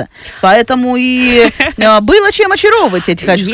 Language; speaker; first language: Russian; native; Russian